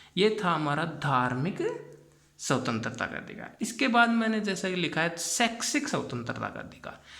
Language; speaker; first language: Hindi; native; Hindi